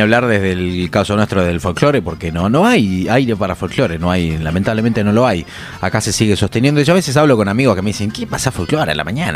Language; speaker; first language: Spanish; native; Spanish